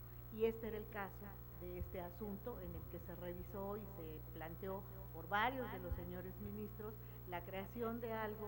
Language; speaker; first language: Spanish; native; Spanish